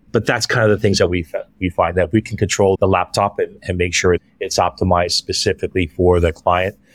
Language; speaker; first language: English; native; English